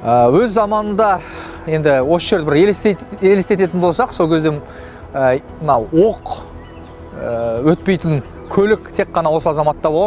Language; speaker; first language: Kazakh; native; Kazakh